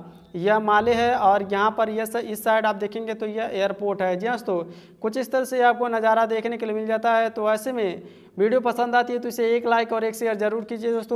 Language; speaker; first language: Hindi; native; Hindi